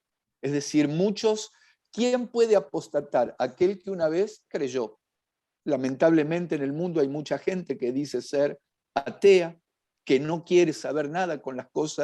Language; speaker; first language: Spanish; native; Spanish